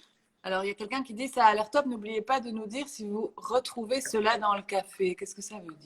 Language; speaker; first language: French; native; French